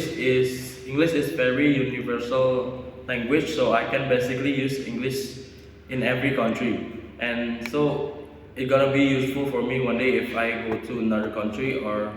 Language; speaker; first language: English; non-native, learner; Indonesian